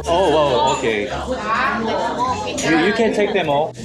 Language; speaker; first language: English; non-native, fluent; Korean